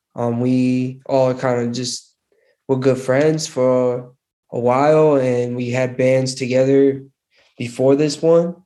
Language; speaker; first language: English; early bilingual, other home language; Hindi